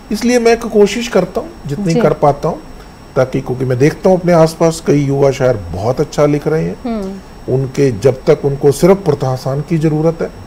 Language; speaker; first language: Hindi; native; Hindi